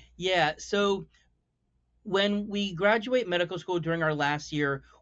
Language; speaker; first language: English; native; English